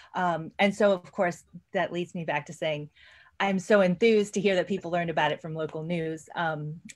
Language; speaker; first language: English; native; English